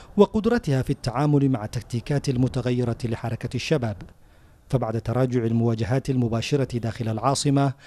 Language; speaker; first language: Arabic; non-native, local second language; Somali